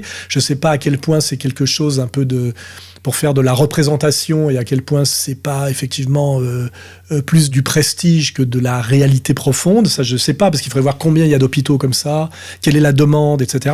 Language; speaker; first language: French; native; French